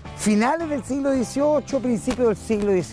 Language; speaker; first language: Spanish; native; Spanish